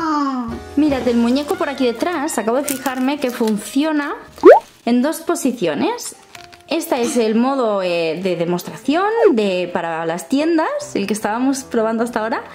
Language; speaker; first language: Spanish; native; Spanish